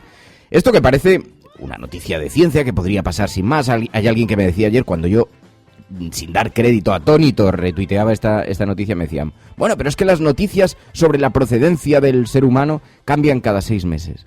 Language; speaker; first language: Spanish; native; Spanish